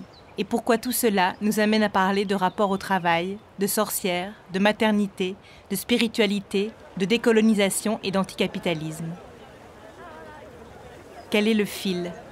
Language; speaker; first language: French; native; French